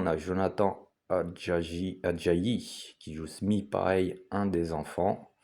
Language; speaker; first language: French; native; French